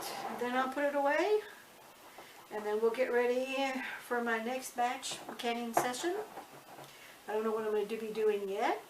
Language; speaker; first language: English; native; English